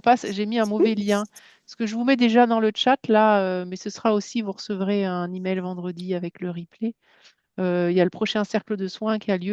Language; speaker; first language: French; native; French